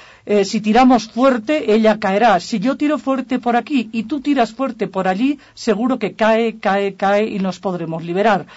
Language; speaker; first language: Spanish; native; Spanish